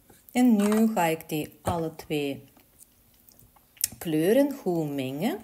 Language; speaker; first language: Dutch; non-native, learner; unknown